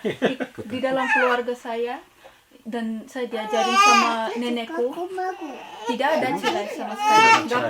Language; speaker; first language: Indonesian; non-native, fluent; Russian